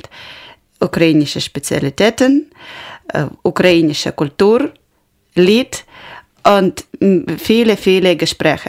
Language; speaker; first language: German; non-native, learner; Ukrainian